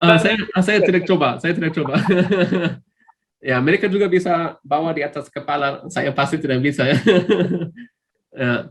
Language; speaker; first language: Indonesian; non-native, fluent; German